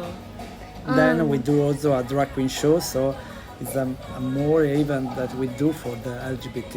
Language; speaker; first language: English; non-native, learner; Italian